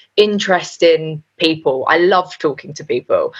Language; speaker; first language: English; native; English